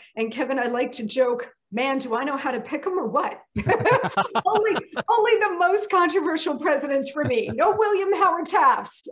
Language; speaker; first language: English; native; English